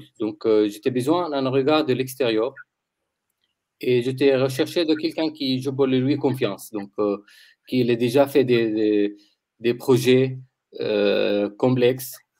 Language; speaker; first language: French; non-native, learner; Arabic